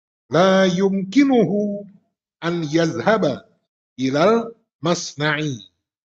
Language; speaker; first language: Arabic; non-native, fluent; Indonesian